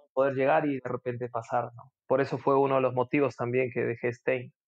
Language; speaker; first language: Spanish; native; Spanish